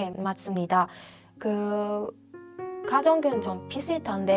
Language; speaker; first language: Korean; non-native, fluent; Persian